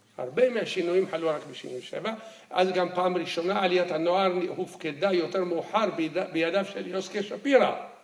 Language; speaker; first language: Hebrew; early bilingual, other home language; Arabic